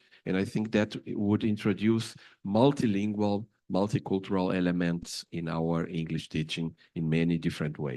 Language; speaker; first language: English; non-native, fluent; Portuguese